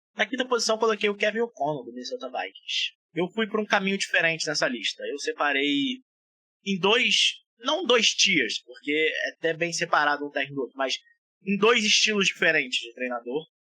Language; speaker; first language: Portuguese; native; Portuguese